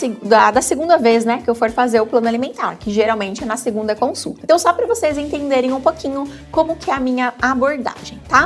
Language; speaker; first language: Portuguese; native; Portuguese